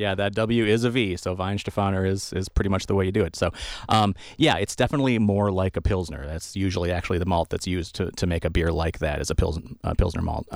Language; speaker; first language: English; native; English